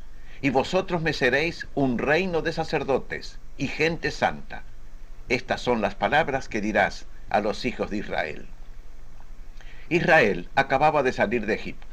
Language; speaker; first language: Spanish; native; Spanish